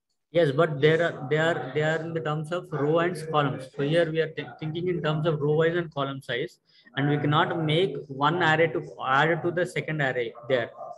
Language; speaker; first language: English; non-native, local second language; Telugu